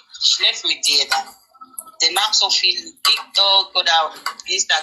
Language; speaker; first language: German; non-native, learner; Nigerian Pidgin